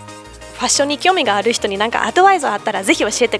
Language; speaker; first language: Japanese; non-native, fluent; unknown